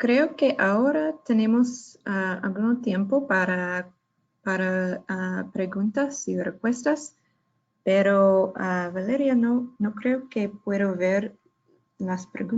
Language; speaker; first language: Spanish; non-native, learner; English